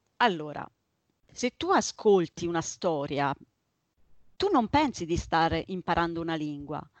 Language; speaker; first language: Italian; native; Italian